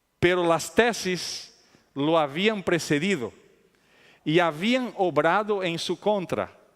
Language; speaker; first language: Spanish; non-native, fluent; Italian